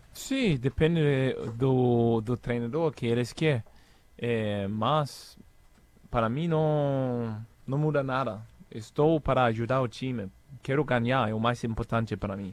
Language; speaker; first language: Portuguese; non-native, fluent; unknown